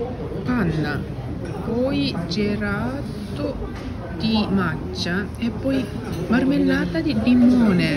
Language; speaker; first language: Italian; non-native, learner; Japanese